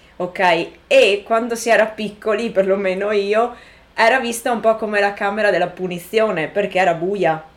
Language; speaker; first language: Italian; native; Italian